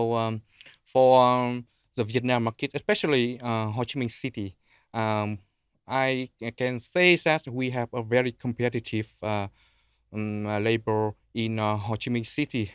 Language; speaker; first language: English; non-native, learner; Vietnamese